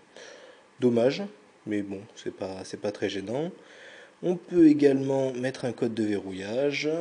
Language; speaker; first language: French; native; French